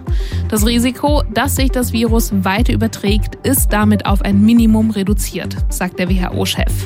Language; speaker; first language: German; native; German